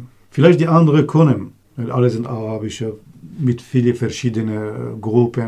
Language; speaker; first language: German; non-native, learner; Kurdish